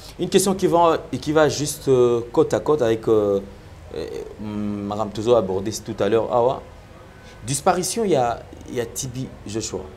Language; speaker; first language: French; non-native, local second language; Lingala